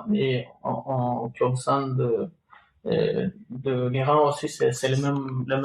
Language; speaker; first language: French; non-native, fluent; Kurdish